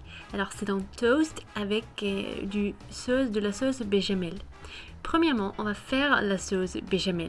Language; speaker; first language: French; non-native, fluent; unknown